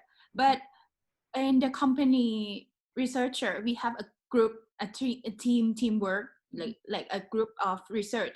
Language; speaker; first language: English; non-native, learner; Thai